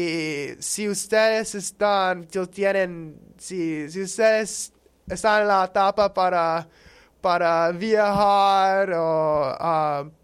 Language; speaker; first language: Spanish; non-native, learner; English